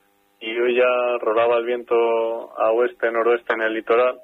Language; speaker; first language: Spanish; native; Spanish